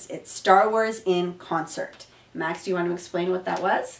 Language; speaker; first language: English; native; English